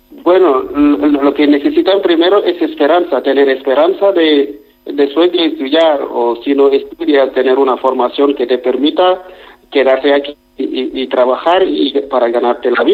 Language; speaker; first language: Spanish; non-native, fluent; Wolof